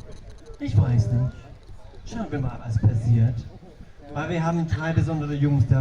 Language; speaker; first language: German; non-native, learner; English